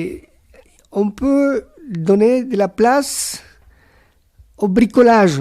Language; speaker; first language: French; non-native, fluent; Spanish